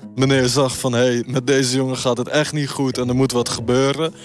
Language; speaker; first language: Dutch; native; Dutch